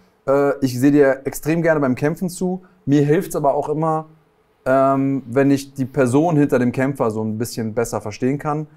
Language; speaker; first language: German; native; German